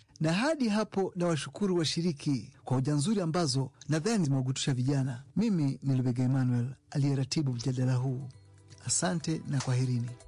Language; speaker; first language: Swahili; non-native, local second language; Ganda